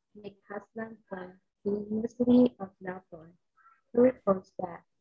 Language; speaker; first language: English; non-native, fluent; Vietnamese